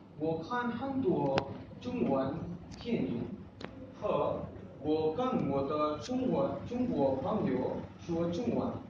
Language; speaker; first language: Chinese; non-native, learner; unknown